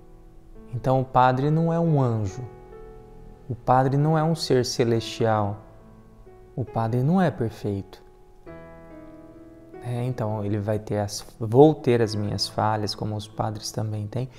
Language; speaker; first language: Portuguese; native; Portuguese